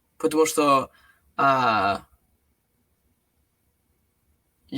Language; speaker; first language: Russian; non-native, learner; English